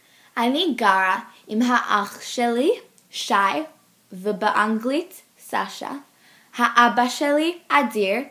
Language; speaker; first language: Hebrew; non-native, learner; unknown